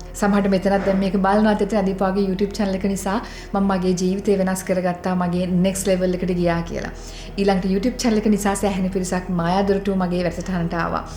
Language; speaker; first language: Sinhala; native; Sinhala